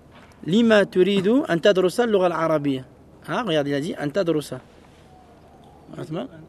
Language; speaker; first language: Arabic; non-native, fluent; French